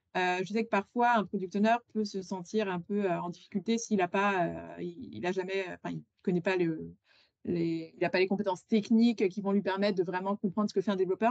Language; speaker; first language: French; native; French